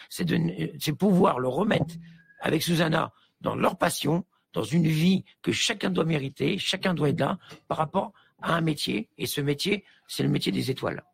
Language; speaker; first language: French; native; French